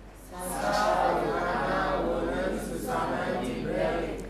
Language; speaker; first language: German; non-native, learner; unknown